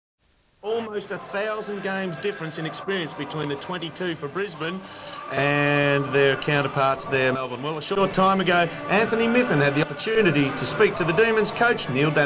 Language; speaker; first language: English; native; English